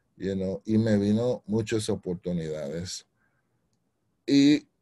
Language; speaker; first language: Spanish; early bilingual, heritage; Spanish